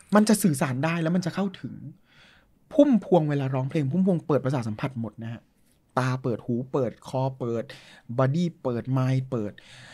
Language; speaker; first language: Thai; native; Thai